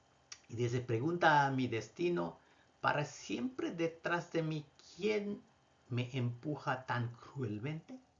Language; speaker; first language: Spanish; non-native, fluent; Bangla